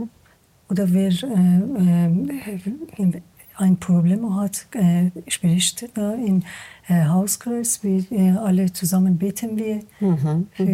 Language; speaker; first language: German; non-native, learner; Persian